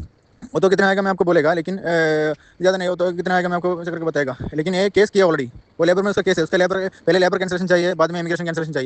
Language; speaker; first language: Hindi; non-native, learner; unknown